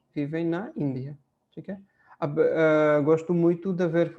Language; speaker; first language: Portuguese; non-native, fluent; Hindi